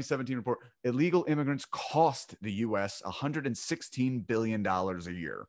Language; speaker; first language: English; native; English